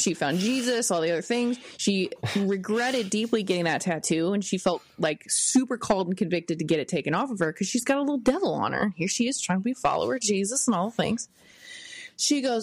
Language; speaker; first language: English; native; English